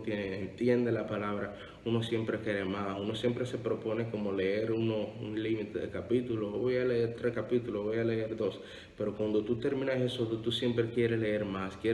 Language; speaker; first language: Spanish; native; Spanish